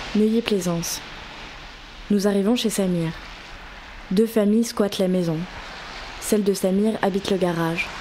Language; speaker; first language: French; native; French